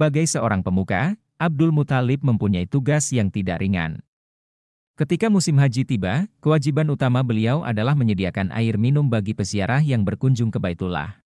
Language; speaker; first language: Indonesian; native; Indonesian